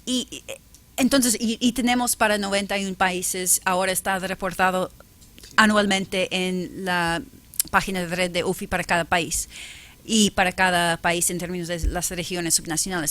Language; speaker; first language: Spanish; non-native, fluent; English